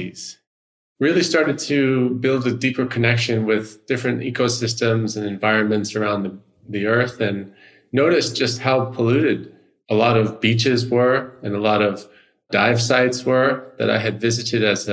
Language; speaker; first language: English; native; English